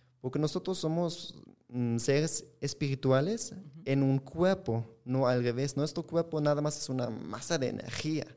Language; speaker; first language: Spanish; non-native, fluent; German